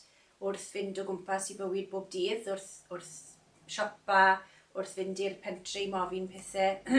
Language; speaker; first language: Welsh; native; Welsh